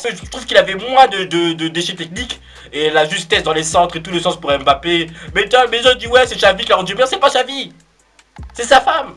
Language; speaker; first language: French; native; French